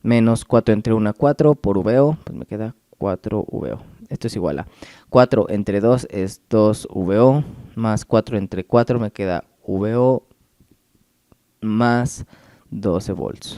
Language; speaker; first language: Spanish; native; Spanish